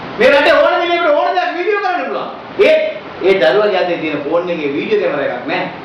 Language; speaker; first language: Sinhala; non-native, local second language; Tamil